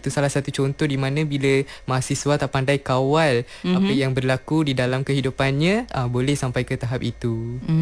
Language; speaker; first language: Malay; non-native, local second language; Tamil